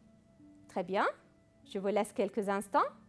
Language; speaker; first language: French; non-native, fluent; Arabic